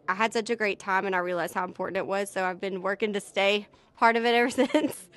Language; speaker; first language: English; native; English